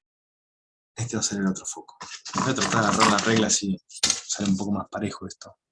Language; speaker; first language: Spanish; native; Spanish